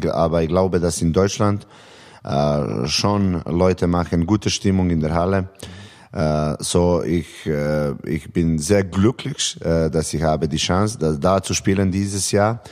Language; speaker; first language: German; non-native, learner; Serbian